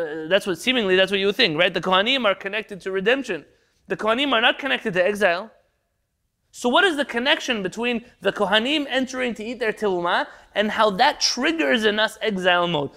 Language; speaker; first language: English; native; English